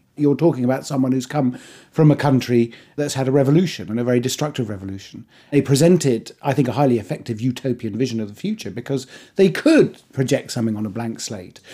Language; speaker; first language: English; early bilingual, other home language; Persian